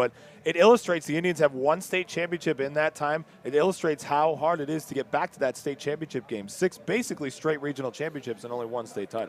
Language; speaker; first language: English; native; English